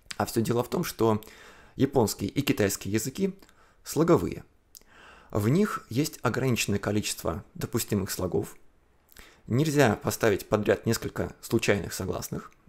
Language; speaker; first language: Russian; non-native, fluent; Chinese